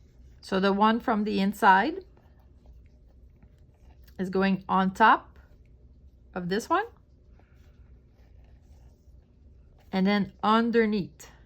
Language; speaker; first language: English; non-native, fluent; French